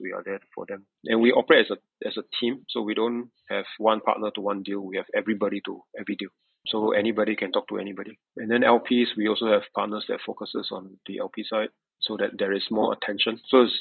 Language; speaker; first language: English; native; English